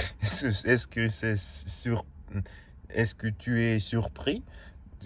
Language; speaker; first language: French; non-native, learner; Russian